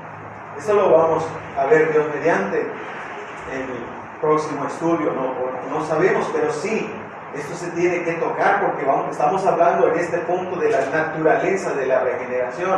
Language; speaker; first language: Spanish; native; Spanish